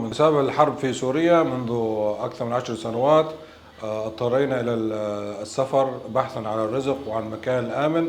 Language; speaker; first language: Arabic; native; Arabic